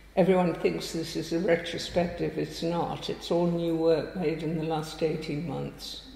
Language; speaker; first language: English; native; English